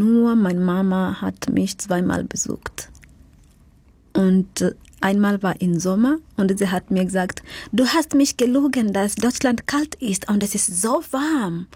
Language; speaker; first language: German; non-native, fluent; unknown